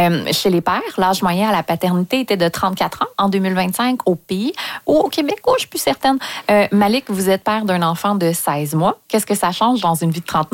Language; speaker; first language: French; native; French